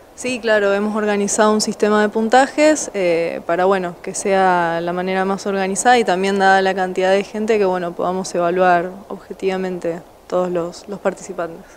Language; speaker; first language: Spanish; native; Spanish